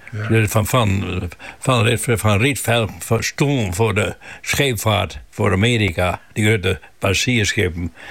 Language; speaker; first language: Dutch; non-native, local second language; Western Frisian